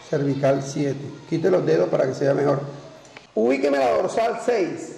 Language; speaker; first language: Spanish; native; Spanish